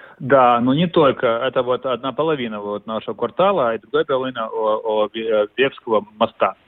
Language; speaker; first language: Russian; non-native, local second language; Latvian